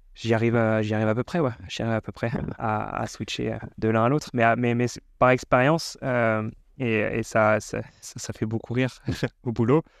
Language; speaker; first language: French; native; French